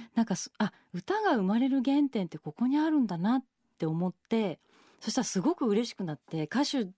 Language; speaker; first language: Japanese; native; Japanese